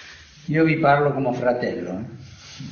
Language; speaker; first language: Italian; non-native, fluent; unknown